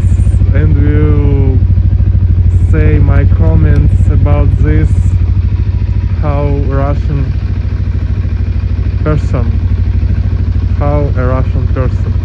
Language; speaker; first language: English; non-native, learner; Russian